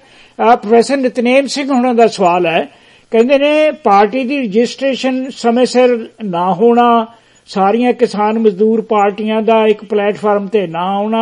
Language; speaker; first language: Punjabi; native; Punjabi